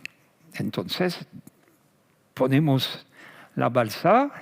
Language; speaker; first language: Spanish; non-native, fluent; French